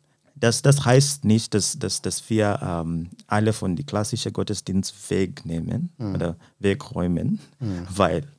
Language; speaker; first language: German; non-native, fluent; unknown